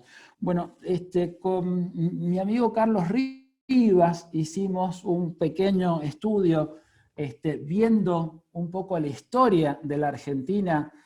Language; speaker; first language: Spanish; native; Spanish